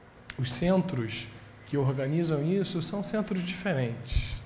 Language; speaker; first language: Portuguese; native; Portuguese